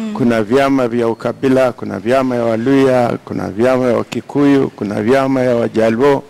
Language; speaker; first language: Swahili; non-native, local second language; Luyia